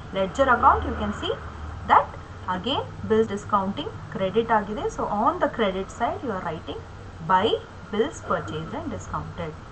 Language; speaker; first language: English; non-native, local second language; Kannada